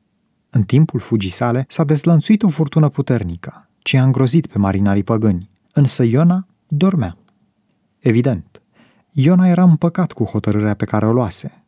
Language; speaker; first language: Romanian; native; Romanian